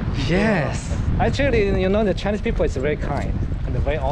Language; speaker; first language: English; non-native, learner; Chinese